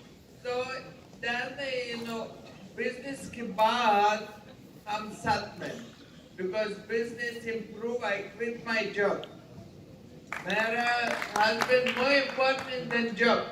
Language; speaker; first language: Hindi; non-native, learner; Ukrainian